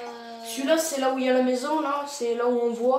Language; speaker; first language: French; native; French